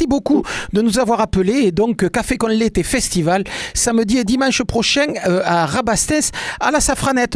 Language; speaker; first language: French; native; French